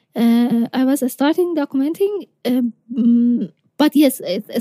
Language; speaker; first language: English; non-native, fluent; Persian